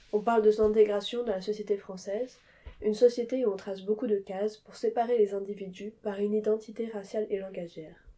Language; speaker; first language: French; native; French